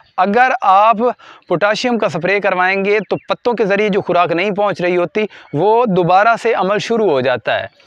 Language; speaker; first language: Urdu; non-native, local second language; Punjabi